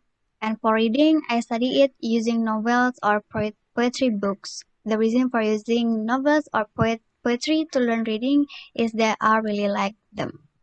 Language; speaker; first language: English; non-native, learner; Indonesian